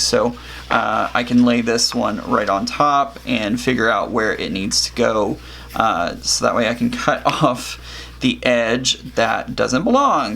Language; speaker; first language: English; native; English